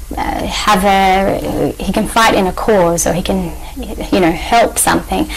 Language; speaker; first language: English; native; English